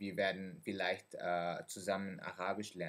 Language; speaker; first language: German; non-native, learner; French